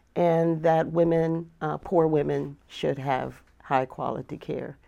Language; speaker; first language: English; native; English